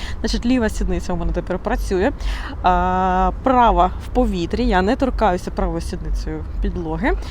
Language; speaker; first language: Ukrainian; non-native, local second language; Russian